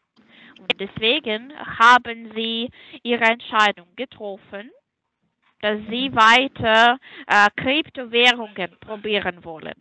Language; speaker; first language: German; non-native, fluent; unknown